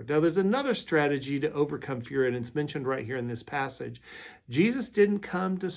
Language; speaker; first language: English; native; English